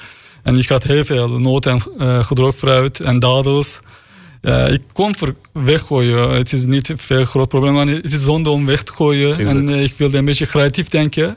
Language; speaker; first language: Dutch; non-native, learner; Turkish